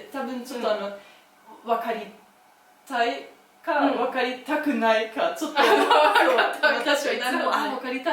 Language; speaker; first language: Japanese; non-native, learner; German